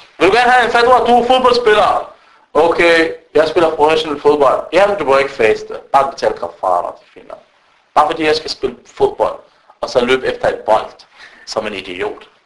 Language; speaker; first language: Danish; early bilingual, other home language; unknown